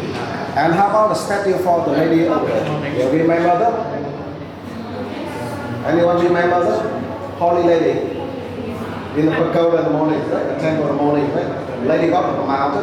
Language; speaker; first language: English; non-native, fluent; Vietnamese